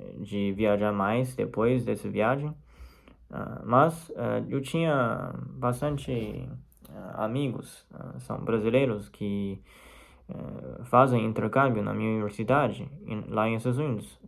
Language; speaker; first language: Portuguese; non-native, fluent; Chinese